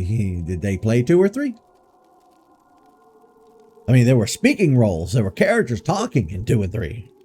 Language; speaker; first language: English; native; English